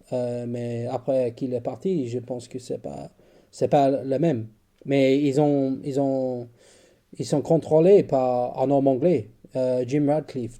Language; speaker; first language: French; non-native, fluent; English